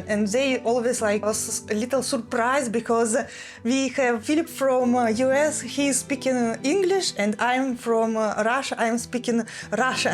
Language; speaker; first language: English; non-native, fluent; Russian